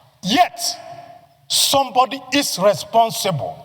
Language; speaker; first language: English; non-native, local second language; Igbo